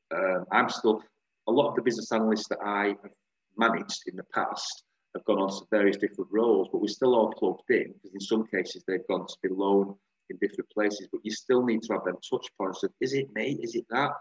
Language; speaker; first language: English; native; English